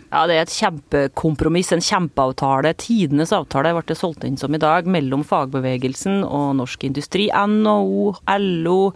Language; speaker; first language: Norwegian; native; Norwegian